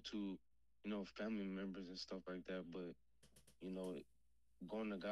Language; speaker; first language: English; native; English